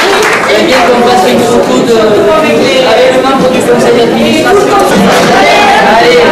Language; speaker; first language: French; native; French